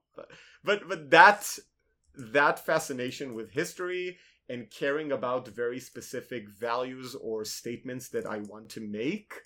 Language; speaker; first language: English; non-native, fluent; Hebrew